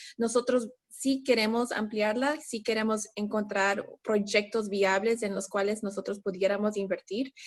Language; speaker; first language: Spanish; early bilingual, heritage; Spanish